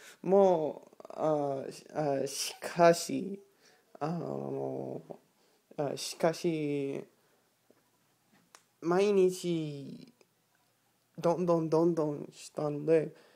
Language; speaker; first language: Japanese; non-native, learner; English